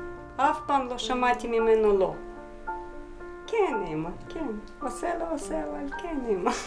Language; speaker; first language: Hebrew; non-native, fluent; Russian